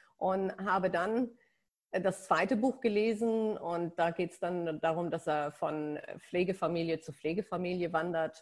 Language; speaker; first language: German; native; German